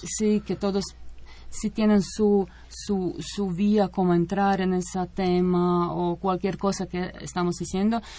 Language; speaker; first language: Spanish; non-native, fluent; Croatian